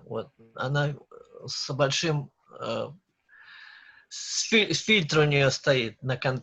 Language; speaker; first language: Russian; native; Russian